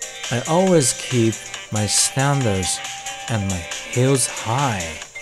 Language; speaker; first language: English; non-native, fluent; Japanese